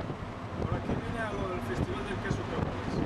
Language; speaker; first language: Spanish; native; Spanish